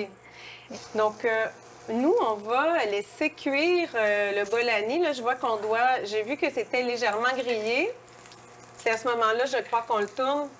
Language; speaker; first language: French; native; French